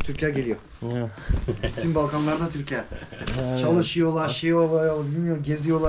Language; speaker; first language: Turkish; non-native, fluent; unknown